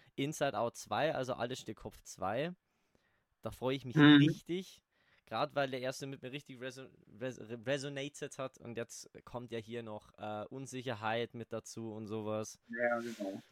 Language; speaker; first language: German; native; German